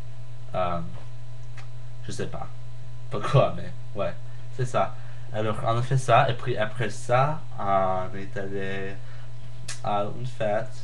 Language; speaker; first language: French; non-native, learner; English